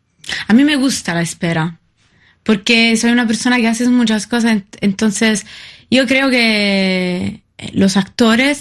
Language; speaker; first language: Spanish; non-native, fluent; Italian